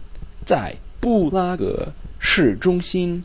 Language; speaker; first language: Chinese; non-native, learner; Czech